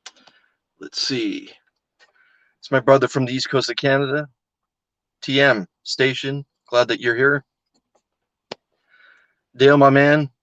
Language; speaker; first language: English; native; English